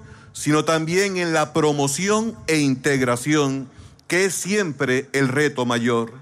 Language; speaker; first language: Spanish; native; Spanish